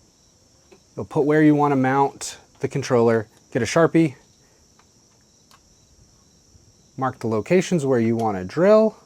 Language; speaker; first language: English; native; English